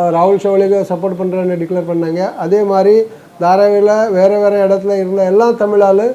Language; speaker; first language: Tamil; non-native, local second language; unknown